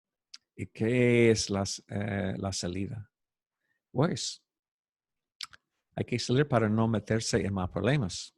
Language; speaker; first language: Spanish; non-native, fluent; English